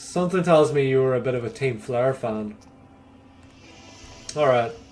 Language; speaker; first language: English; native; English